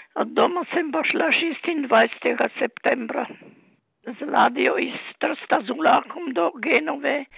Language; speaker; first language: Slovenian; native; Slovenian